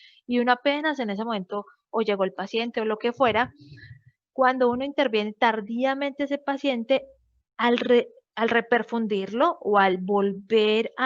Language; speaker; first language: Spanish; native; Spanish